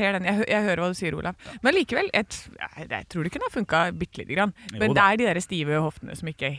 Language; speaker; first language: Norwegian; native; Norwegian